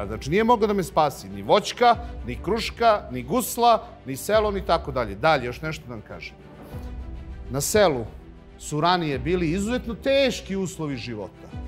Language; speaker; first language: Serbian; native; Serbian